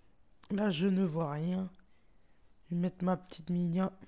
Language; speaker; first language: French; native; French